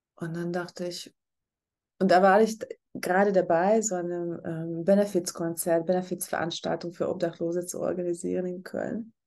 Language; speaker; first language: German; non-native, fluent; Hungarian